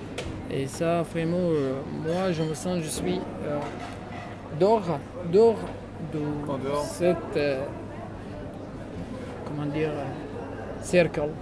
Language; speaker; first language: French; non-native, learner; Kurdish